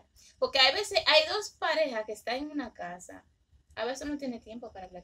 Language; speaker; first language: Spanish; early bilingual, other home language; Haitian Creole